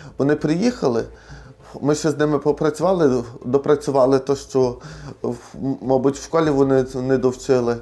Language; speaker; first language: Ukrainian; native; Ukrainian